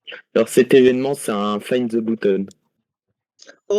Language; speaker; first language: French; native; French